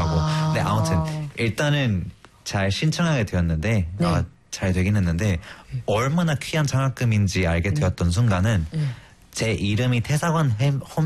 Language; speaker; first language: Korean; non-native, fluent; Spanish